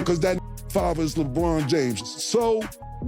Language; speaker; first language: English; native; English